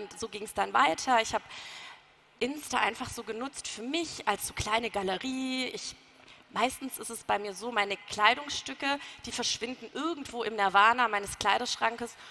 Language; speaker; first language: German; native; German